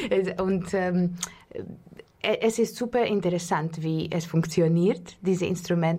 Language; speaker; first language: German; non-native, fluent; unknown